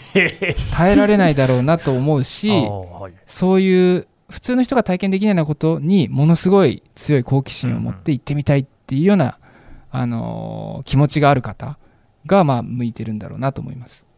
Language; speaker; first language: Japanese; native; Japanese